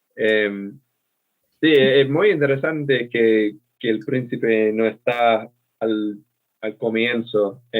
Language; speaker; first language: Spanish; non-native, fluent; English